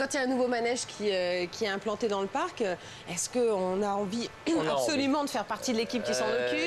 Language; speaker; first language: French; native; French